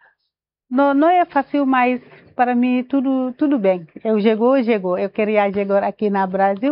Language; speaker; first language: Portuguese; non-native, learner; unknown